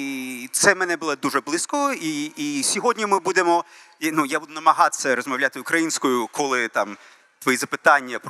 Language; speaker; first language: Ukrainian; early bilingual, heritage; Ukrainian